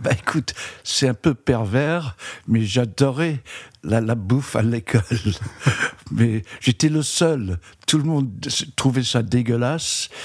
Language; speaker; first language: French; early bilingual, heritage; French